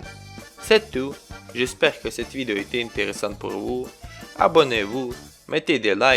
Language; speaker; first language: French; non-native, fluent; Ukrainian